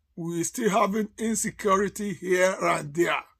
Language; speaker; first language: English; non-native, local second language; Yoruba